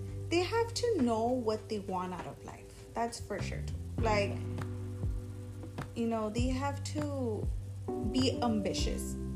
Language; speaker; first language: English; early bilingual, other home language; Spanish